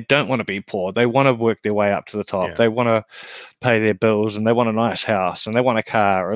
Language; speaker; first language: English; native; English